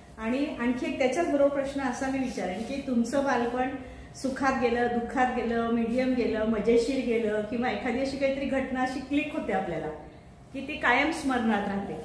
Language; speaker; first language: Marathi; native; Marathi